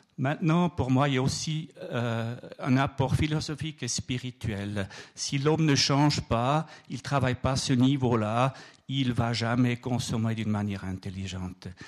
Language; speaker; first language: French; native; French